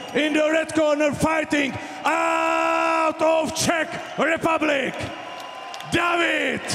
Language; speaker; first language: English; non-native, fluent; Czech